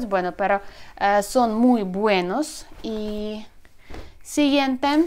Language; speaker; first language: Spanish; non-native, learner; Ukrainian